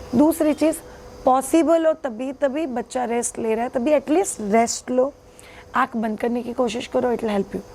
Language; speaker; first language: Hindi; non-native, local second language; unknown